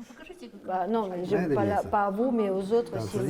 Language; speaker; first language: French; non-native, fluent; Russian